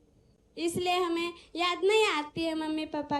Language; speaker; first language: Hindi; non-native, local second language; Marathi